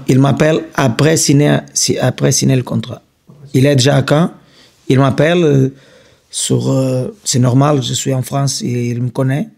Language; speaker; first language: French; non-native, fluent; Portuguese